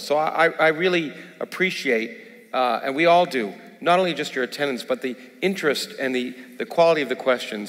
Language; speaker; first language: English; native; English